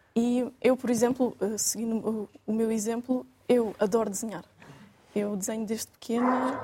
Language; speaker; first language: Portuguese; native; Portuguese